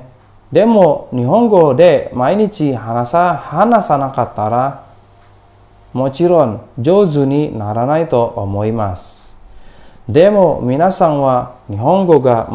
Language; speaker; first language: Japanese; non-native, fluent; Indonesian